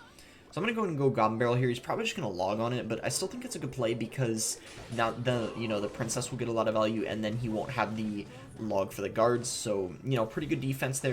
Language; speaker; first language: English; native; English